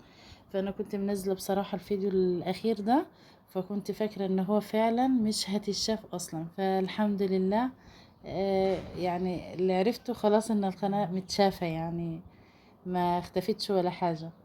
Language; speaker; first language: Arabic; native; Arabic